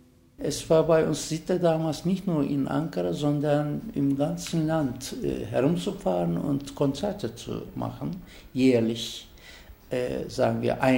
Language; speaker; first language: German; non-native, fluent; Turkish